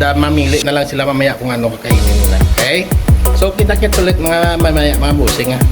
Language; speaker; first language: Filipino; non-native, local second language; Hiligaynon